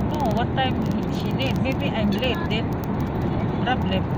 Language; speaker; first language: English; non-native, local second language; Filipino